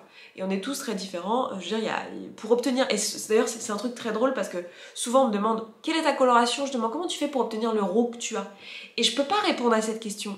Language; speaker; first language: French; native; French